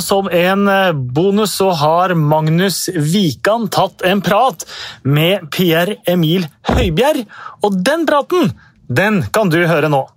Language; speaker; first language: Norwegian; native; Norwegian